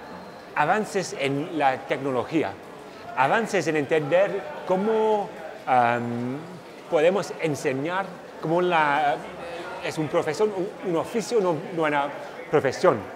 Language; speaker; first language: Spanish; non-native, fluent; English